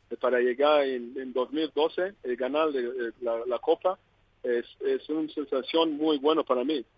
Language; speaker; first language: Spanish; non-native, learner; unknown